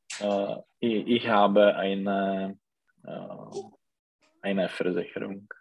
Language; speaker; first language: German; non-native, learner; Czech